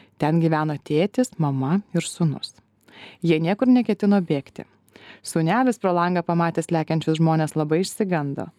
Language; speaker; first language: Lithuanian; native; Lithuanian